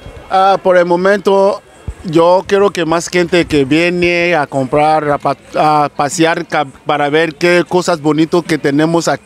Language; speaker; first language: Spanish; non-native, local second language; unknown